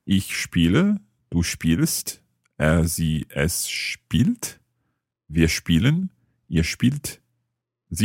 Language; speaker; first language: German; non-native, learner; English